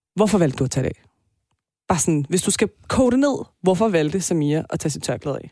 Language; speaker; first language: Danish; early bilingual, other home language; Persian